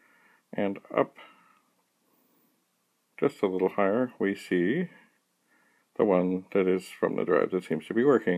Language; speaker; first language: English; native; English